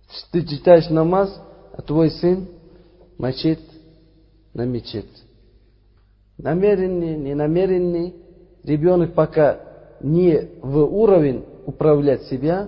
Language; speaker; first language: Russian; non-native, fluent; Uzbek